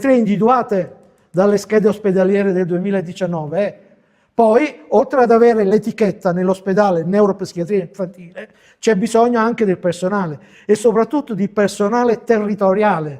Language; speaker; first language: Italian; native; Italian